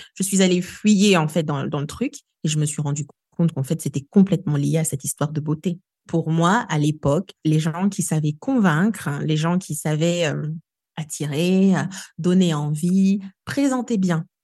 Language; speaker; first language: French; non-native, local second language; Lingala